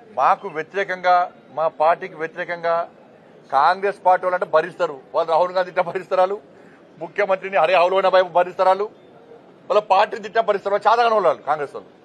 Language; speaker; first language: Telugu; native; Telugu